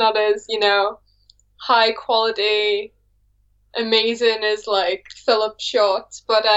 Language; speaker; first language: English; native; English